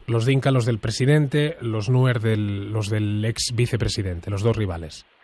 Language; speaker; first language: Spanish; non-native, local second language; Catalan